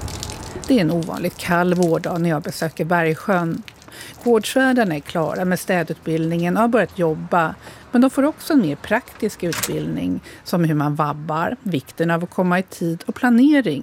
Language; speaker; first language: Swedish; native; Swedish